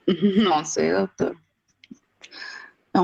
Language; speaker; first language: Spanish; non-native, learner; Portuguese